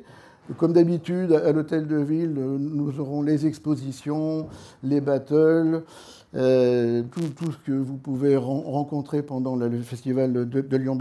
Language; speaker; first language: French; native; French